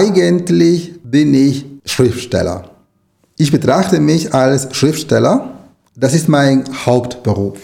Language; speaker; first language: German; non-native, fluent; Spanish